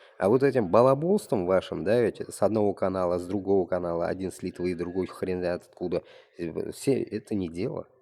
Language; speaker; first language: Russian; non-native, local second language; Tatar